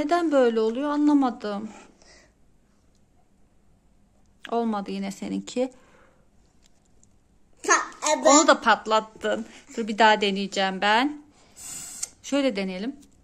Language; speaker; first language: Turkish; native; Turkish